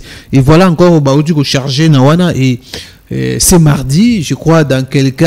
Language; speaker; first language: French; non-native, local second language; Lingala